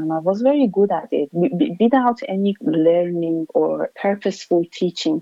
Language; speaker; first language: English; non-native, fluent; Persian